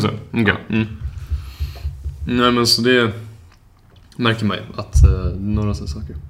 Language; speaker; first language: Swedish; native; Swedish